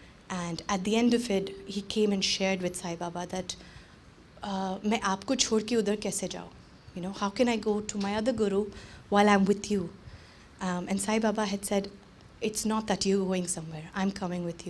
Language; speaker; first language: English; early bilingual, other home language; Hindi